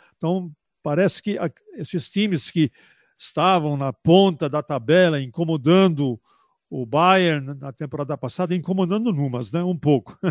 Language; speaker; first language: Portuguese; early bilingual, other home language; German